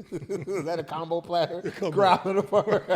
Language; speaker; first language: English; native; English